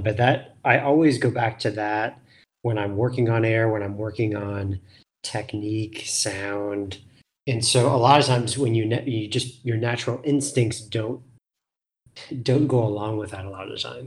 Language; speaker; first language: English; native; English